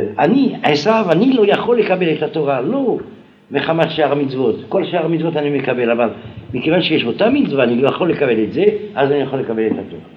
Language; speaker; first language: Hebrew; non-native, fluent; French